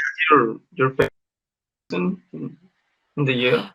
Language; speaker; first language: English; non-native, learner; Spanish